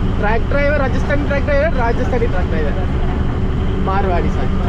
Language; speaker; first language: Hindi; non-native, learner; Tamil